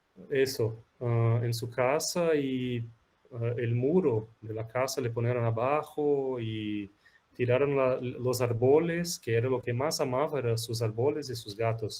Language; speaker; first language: Spanish; non-native, fluent; Portuguese